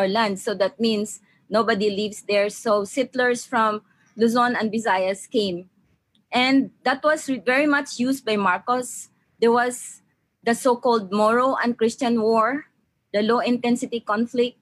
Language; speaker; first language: English; non-native, local second language; Maranao